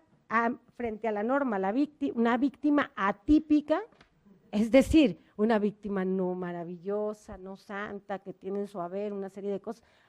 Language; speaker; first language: Spanish; native; Spanish